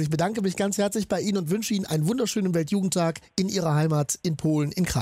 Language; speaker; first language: German; native; German